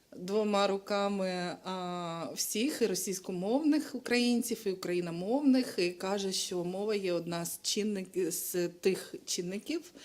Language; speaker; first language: Ukrainian; non-native, local second language; Russian